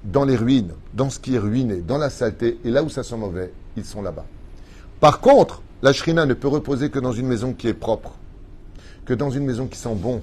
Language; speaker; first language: French; native; French